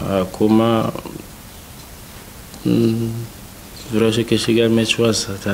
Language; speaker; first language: Romanian; non-native, learner; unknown